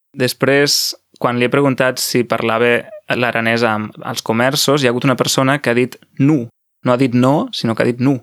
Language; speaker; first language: Catalan; native; Catalan